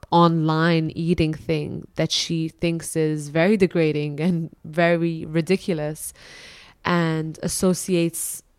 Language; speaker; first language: English; early bilingual, other home language; Arabic